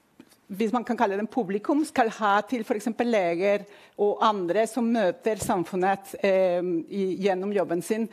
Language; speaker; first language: Norwegian; non-native, fluent; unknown